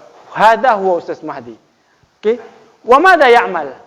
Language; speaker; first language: Arabic; non-native, fluent; Indonesian